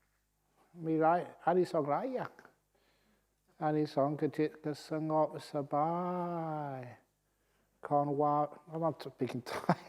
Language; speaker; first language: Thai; non-native, fluent; English